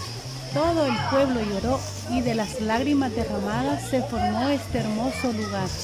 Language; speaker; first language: Spanish; native; Spanish